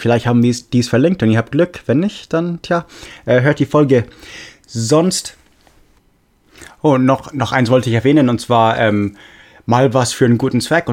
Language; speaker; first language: German; non-native, fluent; English